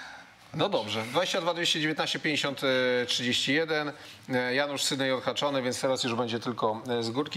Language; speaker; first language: Polish; native; Polish